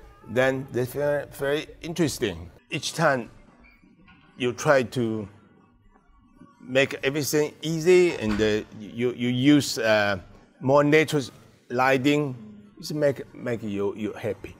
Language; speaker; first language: English; non-native, learner; Chinese